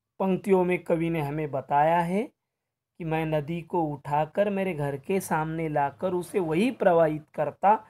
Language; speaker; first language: Hindi; non-native, local second language; Marathi